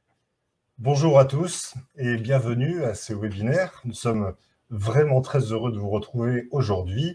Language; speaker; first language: French; native; French